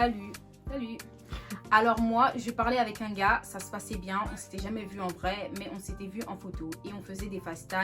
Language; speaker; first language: French; native; French